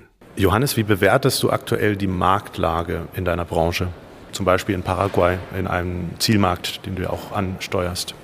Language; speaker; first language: German; native; German